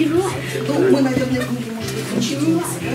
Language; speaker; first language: Russian; native; Russian